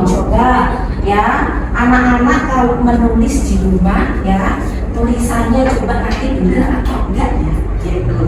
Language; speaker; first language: Indonesian; native; Indonesian